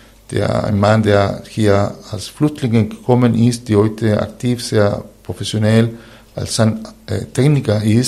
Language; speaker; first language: German; non-native, fluent; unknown